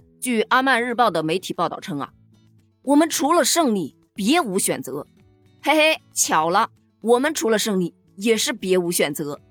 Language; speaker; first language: Chinese; native; Chinese